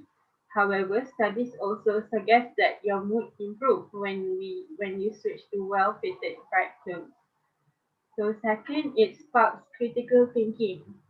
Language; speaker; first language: English; non-native, local second language; Malay